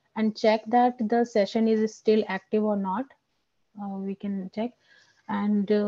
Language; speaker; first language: English; non-native, local second language; Hindi